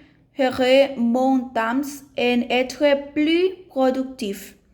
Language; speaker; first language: French; non-native, learner; Spanish